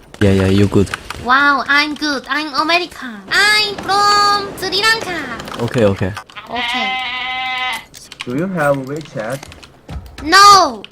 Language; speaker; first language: English; non-native, learner; Korean